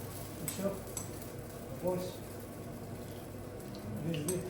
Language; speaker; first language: Russian; non-native, learner; Somali